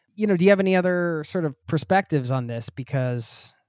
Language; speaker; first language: English; native; English